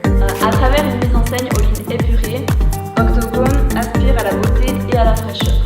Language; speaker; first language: French; native; French